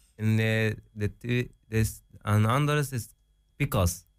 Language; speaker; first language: Dutch; non-native, learner; Persian